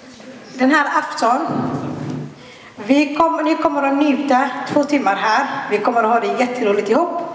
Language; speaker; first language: Swedish; non-native, learner; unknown